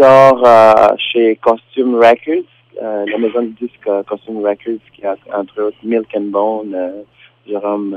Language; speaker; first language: French; non-native, fluent; Tsonga